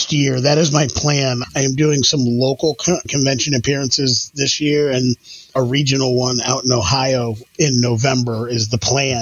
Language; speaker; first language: English; native; English